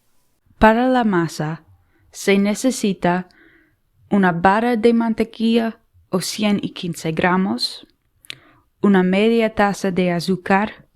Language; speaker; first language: Spanish; non-native, learner; English